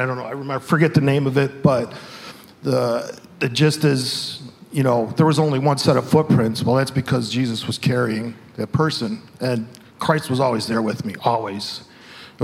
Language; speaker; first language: English; native; English